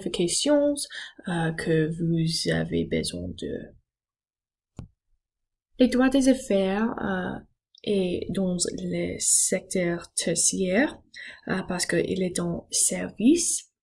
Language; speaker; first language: French; non-native, learner; English